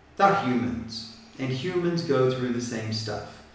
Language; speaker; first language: English; native; English